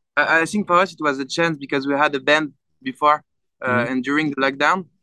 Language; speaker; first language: English; non-native, fluent; French